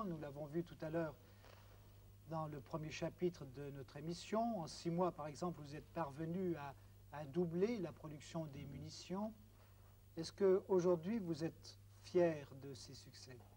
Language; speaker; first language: French; native; French